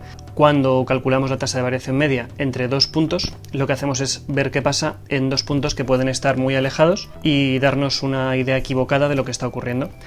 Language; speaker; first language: Spanish; native; Spanish